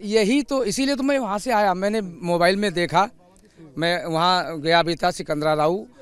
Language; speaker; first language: Hindi; native; Hindi